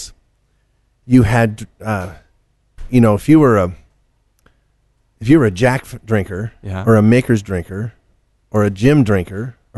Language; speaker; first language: English; native; English